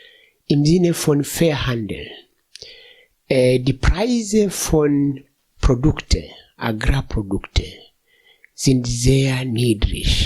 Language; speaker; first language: German; non-native, fluent; Swahili